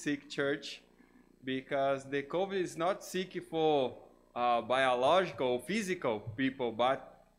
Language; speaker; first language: English; non-native, learner; Portuguese